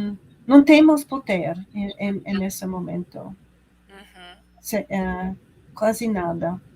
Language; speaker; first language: Portuguese; non-native, learner; English